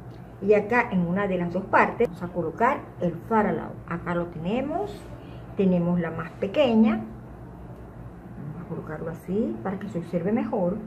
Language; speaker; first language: Spanish; native; Spanish